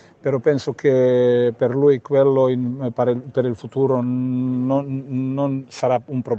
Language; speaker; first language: Italian; non-native, fluent; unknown